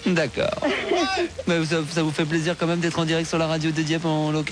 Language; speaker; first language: French; native; French